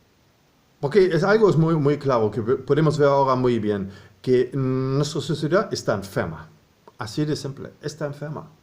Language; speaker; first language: Spanish; non-native, fluent; German